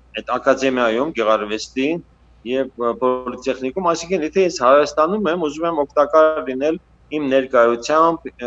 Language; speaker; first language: Armenian; native; Armenian